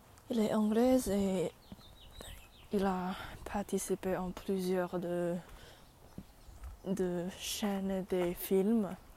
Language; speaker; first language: French; non-native, learner; Chinese